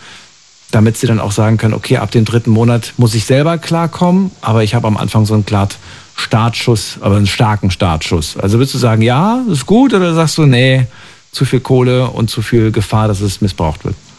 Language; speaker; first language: German; native; German